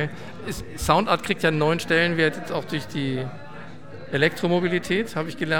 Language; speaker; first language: German; native; German